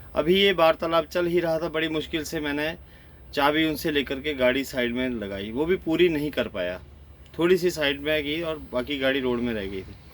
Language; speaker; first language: Hindi; native; Hindi